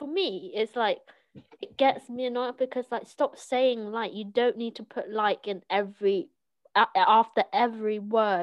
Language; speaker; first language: English; early bilingual, other home language; Cantonese